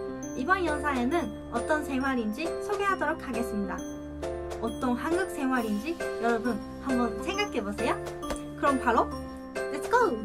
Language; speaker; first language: Korean; non-native, learner; Japanese